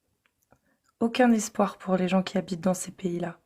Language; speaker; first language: French; native; French